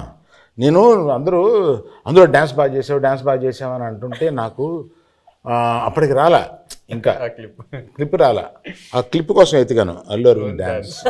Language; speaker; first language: Telugu; native; Telugu